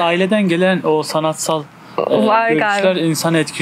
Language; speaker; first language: Turkish; native; Turkish